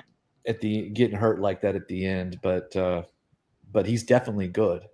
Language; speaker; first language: English; native; English